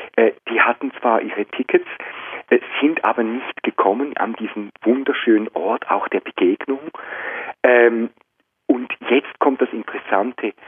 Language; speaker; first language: German; native; German